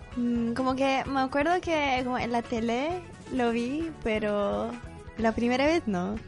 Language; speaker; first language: Spanish; non-native, fluent; English